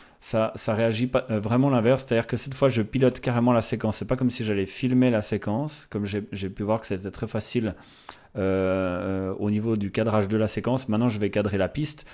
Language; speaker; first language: French; native; French